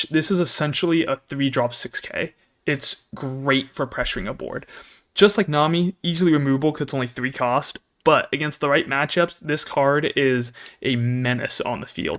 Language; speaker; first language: English; native; English